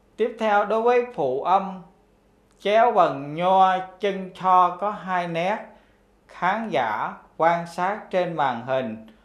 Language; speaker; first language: Vietnamese; non-native, local second language; Khmer